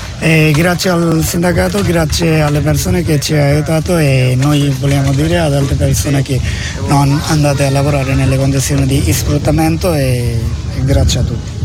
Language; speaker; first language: Italian; non-native, learner; Bangla